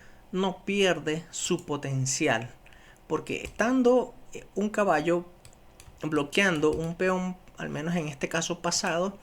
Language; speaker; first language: Spanish; native; Spanish